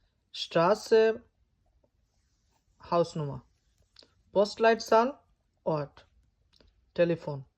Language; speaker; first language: German; non-native, fluent; Bangla